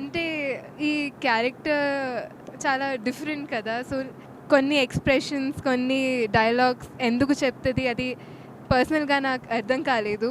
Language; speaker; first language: Telugu; non-native, fluent; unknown